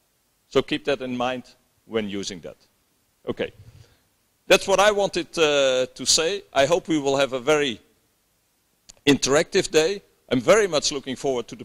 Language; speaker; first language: English; non-native, fluent; Dutch